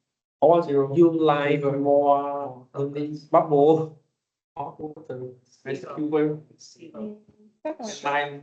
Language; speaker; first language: English; non-native, learner; Vietnamese